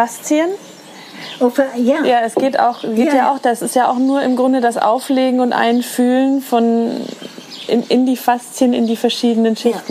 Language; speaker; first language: German; native; German